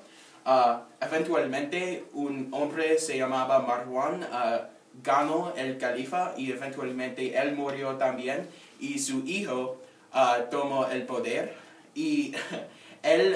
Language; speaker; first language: Spanish; non-native, learner; English